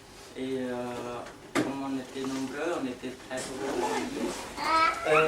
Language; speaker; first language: French; non-native, fluent; Khmer